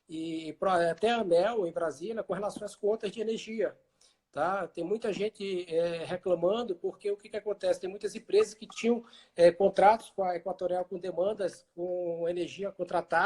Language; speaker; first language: Portuguese; native; Portuguese